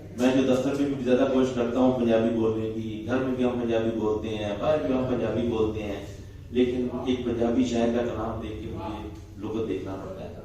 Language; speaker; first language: Urdu; non-native, local second language; Punjabi